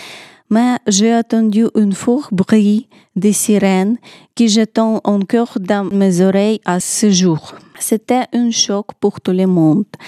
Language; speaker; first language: French; non-native, learner; Ukrainian